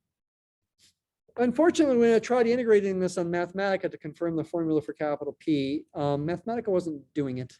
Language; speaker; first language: English; native; English